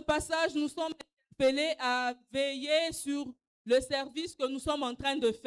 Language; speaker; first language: French; non-native, local second language; Swahili